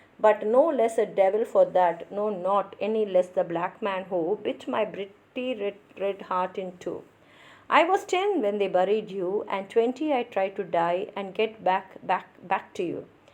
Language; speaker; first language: English; non-native, local second language; Tamil